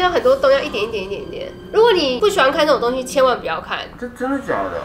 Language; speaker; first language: Chinese; native; Chinese